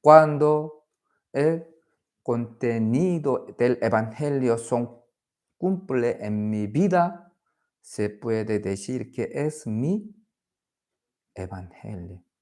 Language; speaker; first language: Spanish; non-native, learner; Korean